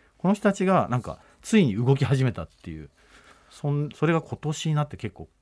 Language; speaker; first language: Japanese; native; Japanese